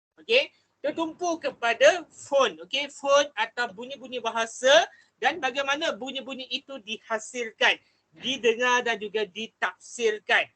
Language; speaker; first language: Malay; native; Malay